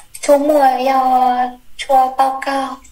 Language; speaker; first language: Chinese; non-native, learner; Vietnamese